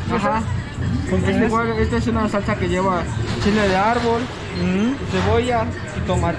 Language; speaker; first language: Spanish; native; Spanish